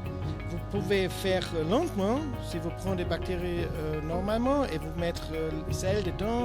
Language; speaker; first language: French; non-native, learner; German